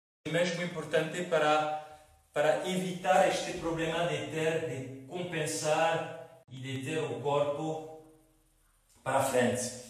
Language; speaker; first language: Portuguese; non-native, fluent; French